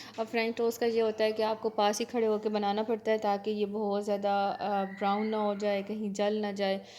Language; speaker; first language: Urdu; native; Urdu